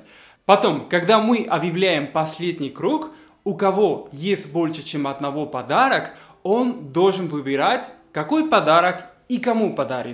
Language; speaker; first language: Russian; non-native, fluent; Spanish